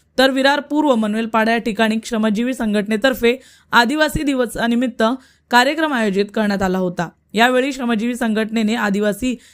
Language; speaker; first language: Marathi; native; Marathi